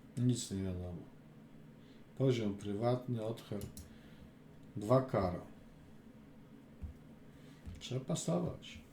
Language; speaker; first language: Polish; native; Polish